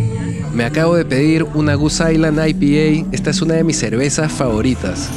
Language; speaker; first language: Spanish; native; Spanish